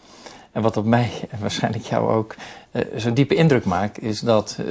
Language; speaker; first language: Dutch; native; Dutch